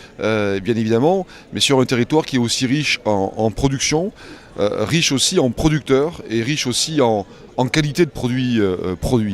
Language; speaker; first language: French; native; French